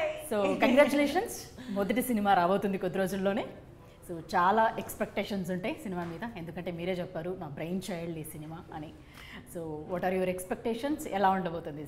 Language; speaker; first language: Telugu; native; Telugu